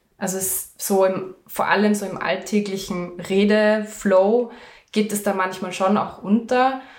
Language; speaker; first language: German; native; German